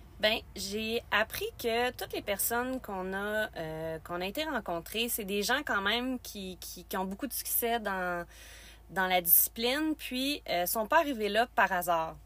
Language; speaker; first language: French; native; French